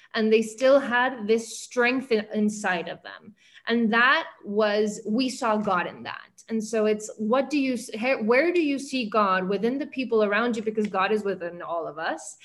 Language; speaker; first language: English; early bilingual, heritage; Spanish